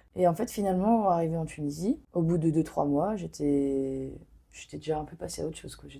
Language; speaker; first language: French; non-native, local second language; Arabic